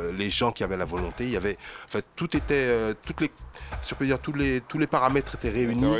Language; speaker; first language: French; native; French